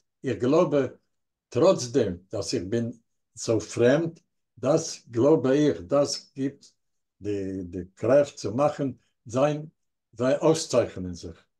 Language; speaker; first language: German; non-native, learner; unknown